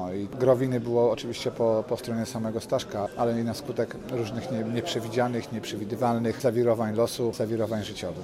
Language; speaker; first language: Polish; native; Polish